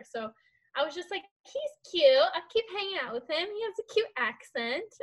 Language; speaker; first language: English; early bilingual, other home language; Korean